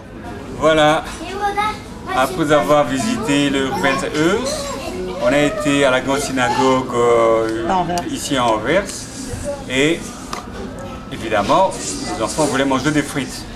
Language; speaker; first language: French; native; French